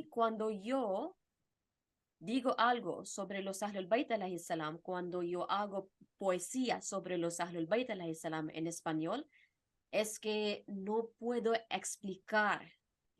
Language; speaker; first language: Spanish; non-native, fluent; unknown